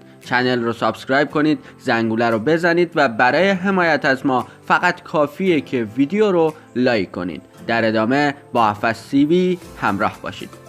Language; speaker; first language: Persian; native; Persian